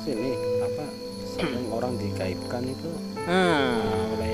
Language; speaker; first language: Indonesian; native; Indonesian